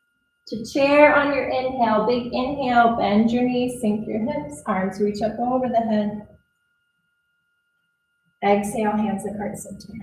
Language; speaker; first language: English; native; English